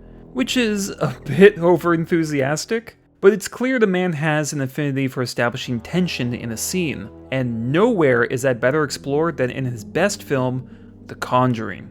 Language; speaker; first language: English; native; English